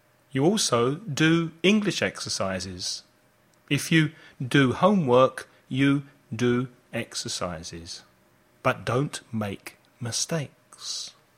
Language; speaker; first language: English; native; English